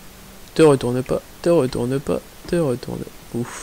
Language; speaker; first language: French; native; French